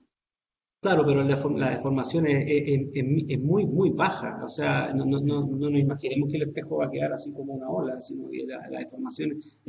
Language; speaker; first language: Spanish; native; Spanish